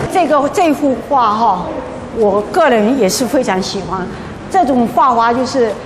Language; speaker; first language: Chinese; native; Chinese